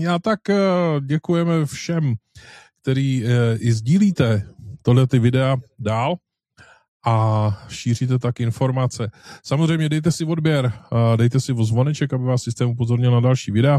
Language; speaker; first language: Czech; native; Czech